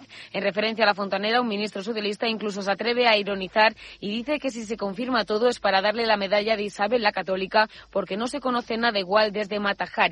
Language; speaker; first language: Spanish; native; Spanish